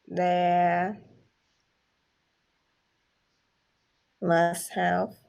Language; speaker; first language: English; non-native, learner; Vietnamese